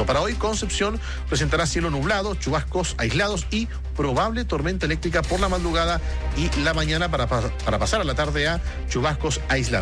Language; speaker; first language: Spanish; native; Spanish